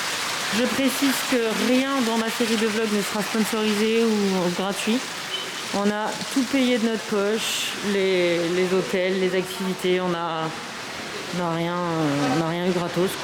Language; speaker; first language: French; native; French